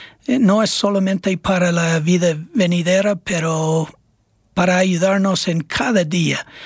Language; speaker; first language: Spanish; non-native, fluent; English